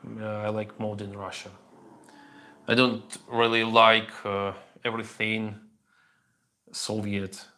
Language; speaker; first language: English; non-native, learner; Russian